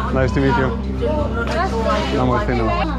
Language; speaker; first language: English; non-native, learner; Lithuanian